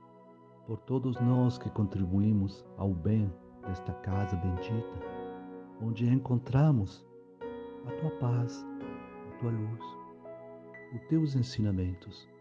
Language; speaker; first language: Portuguese; native; Portuguese